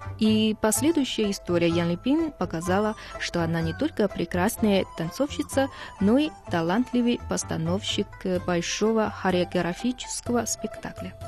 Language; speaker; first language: Russian; non-native, fluent; Chinese